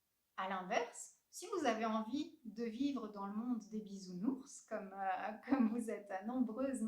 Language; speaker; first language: French; native; French